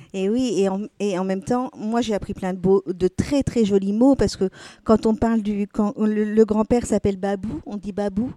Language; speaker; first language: French; native; French